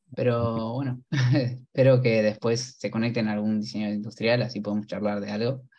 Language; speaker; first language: Spanish; native; Spanish